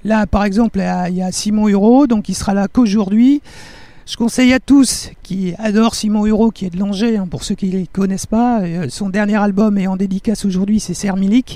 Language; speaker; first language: French; native; French